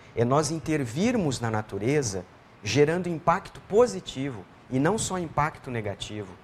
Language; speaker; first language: Portuguese; native; Portuguese